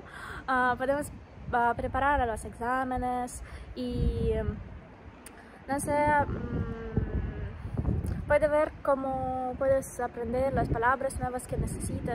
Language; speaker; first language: Spanish; non-native, fluent; Russian